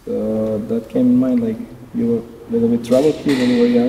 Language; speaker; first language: English; non-native, learner; Serbian